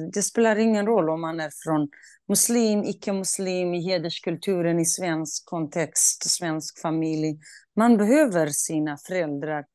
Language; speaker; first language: Swedish; non-native, fluent; Kurdish